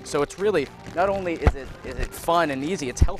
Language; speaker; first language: English; native; English